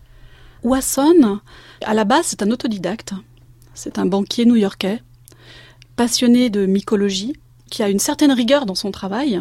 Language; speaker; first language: French; native; French